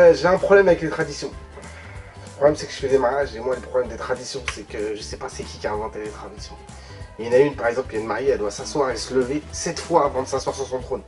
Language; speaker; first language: French; early bilingual, other home language; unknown